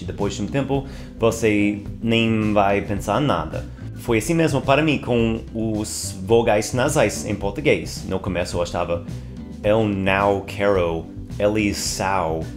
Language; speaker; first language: Portuguese; non-native, fluent; English